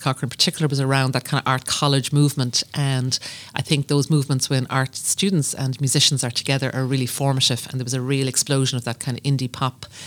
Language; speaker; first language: English; native; English